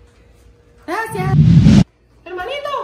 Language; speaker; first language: Spanish; native; Spanish